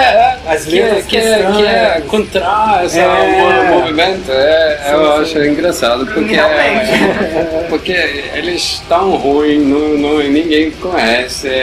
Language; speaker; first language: Portuguese; non-native, learner; Norwegian